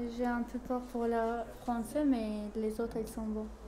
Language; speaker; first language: French; non-native, learner; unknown